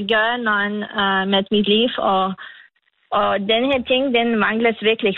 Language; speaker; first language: Danish; non-native, learner; Lithuanian